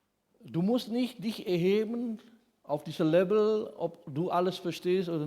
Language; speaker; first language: German; non-native, fluent; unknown